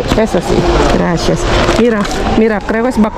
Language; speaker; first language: Spanish; non-native, learner; Filipino